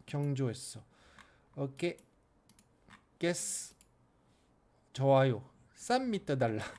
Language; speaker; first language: Korean; non-native, learner; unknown